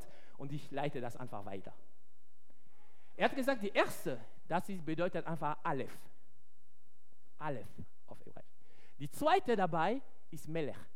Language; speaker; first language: German; non-native, fluent; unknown